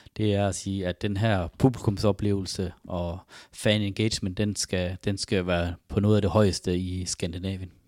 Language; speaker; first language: Danish; native; Danish